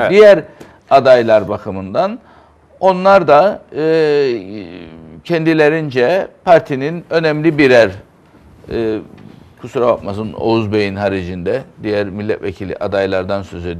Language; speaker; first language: Turkish; native; Turkish